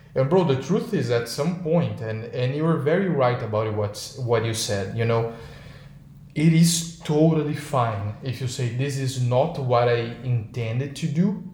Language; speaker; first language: English; non-native, fluent; Portuguese